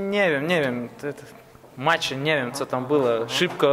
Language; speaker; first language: Polish; non-native, learner; Latvian